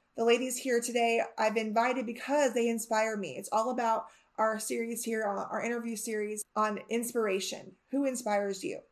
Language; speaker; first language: English; native; English